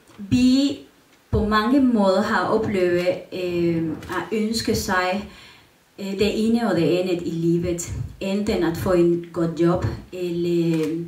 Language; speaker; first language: Danish; non-native, learner; Spanish